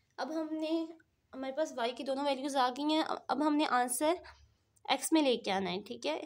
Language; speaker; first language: Urdu; non-native, local second language; Punjabi